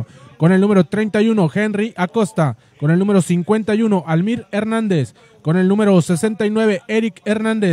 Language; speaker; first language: Spanish; native; Spanish